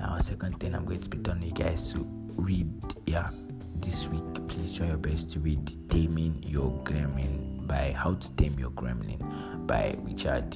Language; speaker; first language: English; non-native, local second language; Yoruba